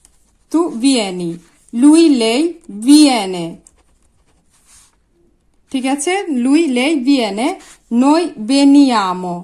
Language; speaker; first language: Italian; non-native, fluent; Bangla